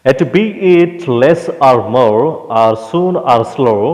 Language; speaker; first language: English; non-native, local second language; Telugu